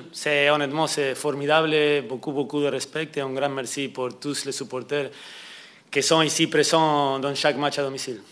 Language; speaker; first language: French; non-native, fluent; Spanish